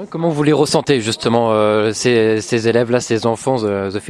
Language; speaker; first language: French; native; French